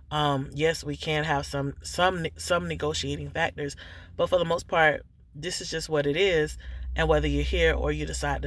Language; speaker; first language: English; native; English